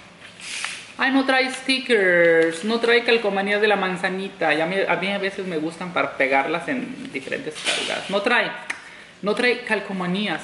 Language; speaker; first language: Spanish; native; Spanish